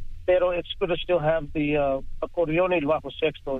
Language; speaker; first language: English; early bilingual, other home language; Spanish